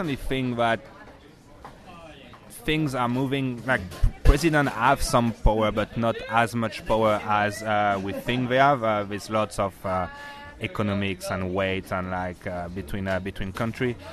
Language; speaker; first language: English; non-native, fluent; French